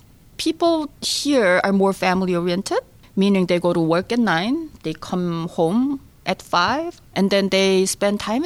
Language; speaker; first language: English; non-native, fluent; Korean